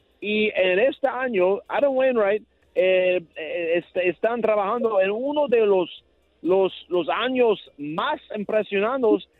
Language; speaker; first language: Spanish; non-native, learner; English